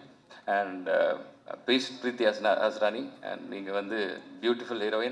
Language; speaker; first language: Tamil; native; Tamil